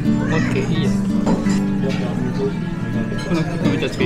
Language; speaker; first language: Japanese; non-native, fluent; Indonesian